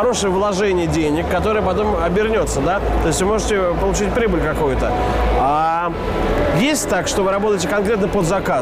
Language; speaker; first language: Russian; native; Russian